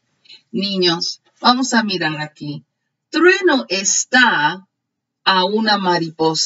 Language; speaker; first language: Spanish; early bilingual, heritage; Spanish